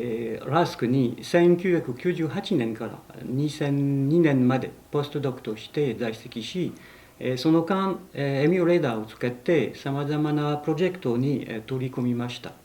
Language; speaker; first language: Japanese; non-native, fluent; French